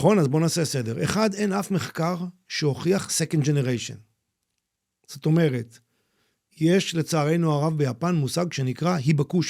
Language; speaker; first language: Hebrew; native; Hebrew